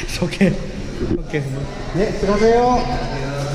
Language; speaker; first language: Korean; non-native, learner; Thai